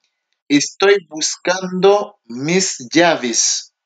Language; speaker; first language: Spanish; non-native, learner; Haitian Creole